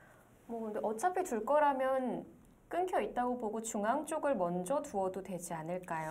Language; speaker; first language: Korean; native; Korean